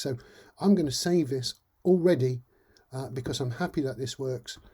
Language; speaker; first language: English; native; English